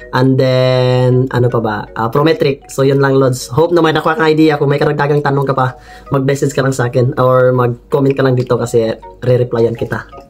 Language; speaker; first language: Filipino; non-native, local second language; Cebuano